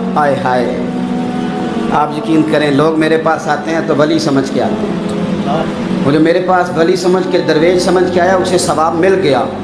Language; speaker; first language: Urdu; non-native, local second language; Punjabi